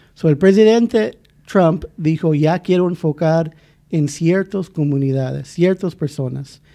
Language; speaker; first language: Spanish; non-native, fluent; English